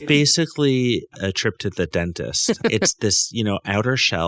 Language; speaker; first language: English; native; English